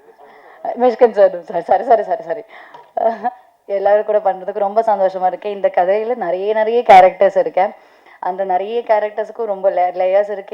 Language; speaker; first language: Tamil; non-native, learner; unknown